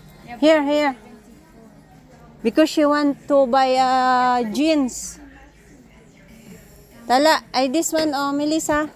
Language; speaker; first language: English; non-native, local second language; Filipino